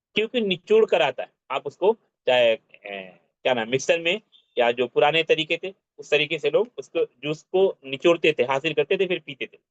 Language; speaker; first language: Urdu; native; Urdu